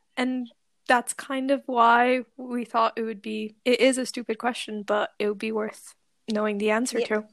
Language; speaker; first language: English; non-native, local second language; Urdu